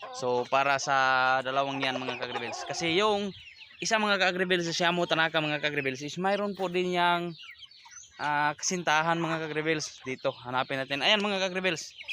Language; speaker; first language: Filipino; non-native, local second language; Cebuano